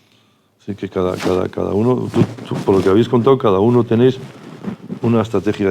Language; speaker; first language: Spanish; native; Spanish